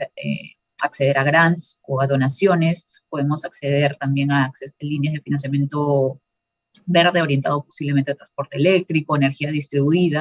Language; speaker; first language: Spanish; native; Spanish